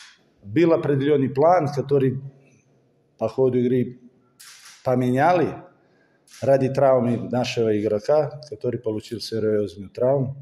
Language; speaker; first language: Russian; non-native, fluent; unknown